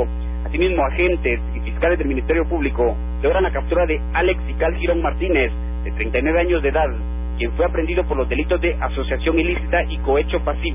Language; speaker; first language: Spanish; native; Spanish